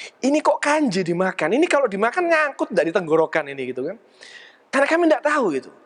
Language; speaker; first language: Indonesian; native; Indonesian